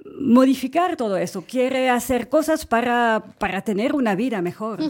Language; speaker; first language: Spanish; non-native, fluent; French